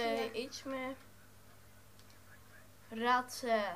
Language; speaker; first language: Polish; early bilingual, heritage; Dutch